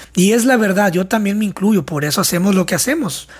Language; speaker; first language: Spanish; native; Spanish